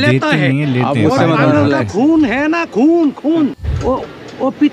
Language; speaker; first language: Hindi; non-native, learner; Bangla